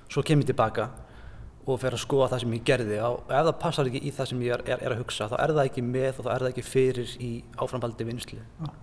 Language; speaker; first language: Icelandic; native; Icelandic